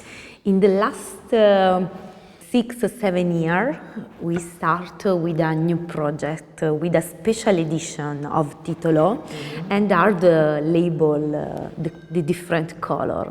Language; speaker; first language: English; non-native, learner; Italian